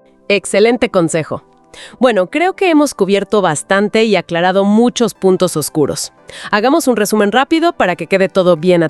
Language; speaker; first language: Spanish; native; Spanish